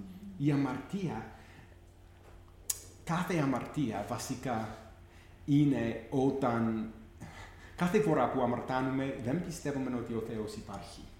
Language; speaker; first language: Greek; non-native, fluent; English